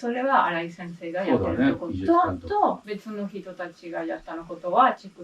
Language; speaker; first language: Japanese; non-native, learner; English